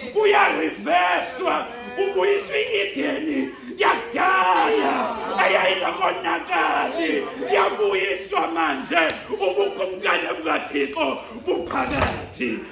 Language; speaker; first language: Zulu; non-native, local second language; Xhosa